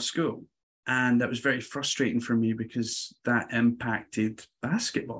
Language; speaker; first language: English; native; English